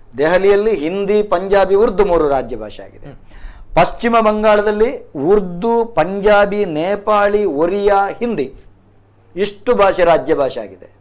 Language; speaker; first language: Kannada; non-native, local second language; Tulu